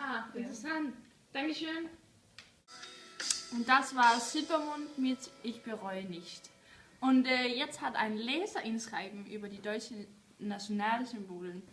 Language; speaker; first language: German; non-native, learner; Danish